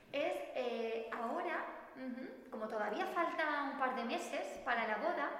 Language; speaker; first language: Spanish; native; Spanish